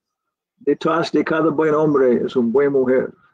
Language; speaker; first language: Spanish; non-native, learner; English